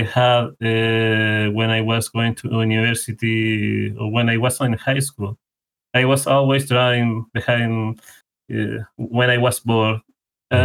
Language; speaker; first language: English; non-native, fluent; Spanish